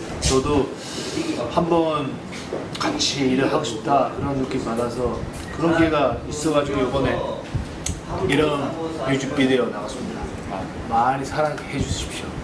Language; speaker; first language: Korean; early bilingual, heritage; Korean